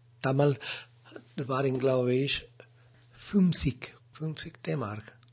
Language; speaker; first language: German; non-native, learner; Spanish